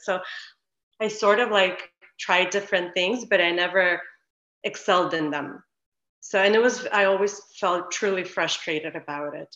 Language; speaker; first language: English; non-native, fluent; Ukrainian